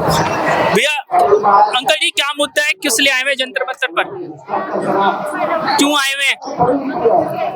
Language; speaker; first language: Hindi; native; Hindi